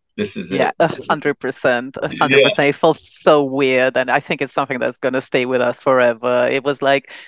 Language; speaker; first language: English; non-native, fluent; Romanian